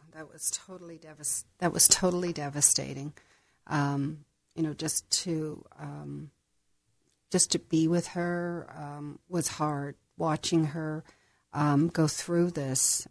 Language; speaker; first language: English; native; English